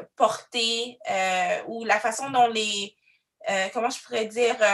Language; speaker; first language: French; early bilingual, other home language; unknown